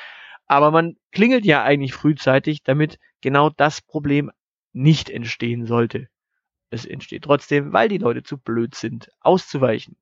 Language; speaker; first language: German; native; German